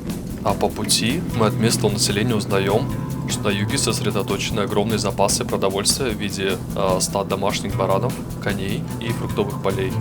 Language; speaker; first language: Russian; native; Russian